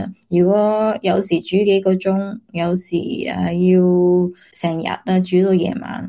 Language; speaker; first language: Cantonese; early bilingual, heritage; Cantonese